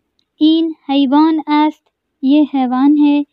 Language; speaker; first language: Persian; non-native, fluent; Urdu